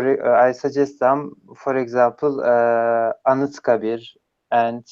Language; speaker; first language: English; non-native, learner; Turkish